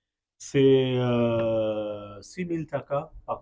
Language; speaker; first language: French; non-native, fluent; Bangla